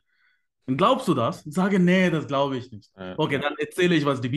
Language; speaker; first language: German; non-native, fluent; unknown